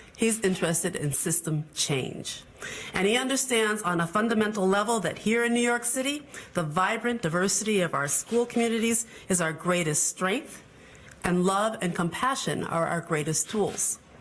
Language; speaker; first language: English; native; English